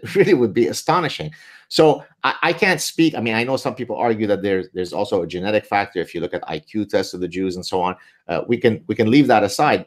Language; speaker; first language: English; early bilingual, other home language; Arabic